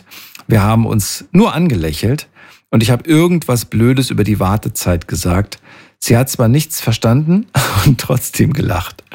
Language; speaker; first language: German; native; German